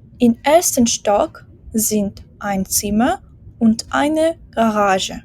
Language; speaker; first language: German; non-native, fluent; Ukrainian